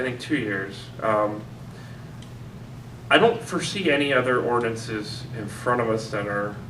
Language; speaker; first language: English; native; English